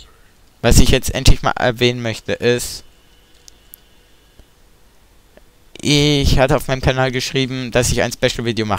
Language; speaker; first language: German; native; German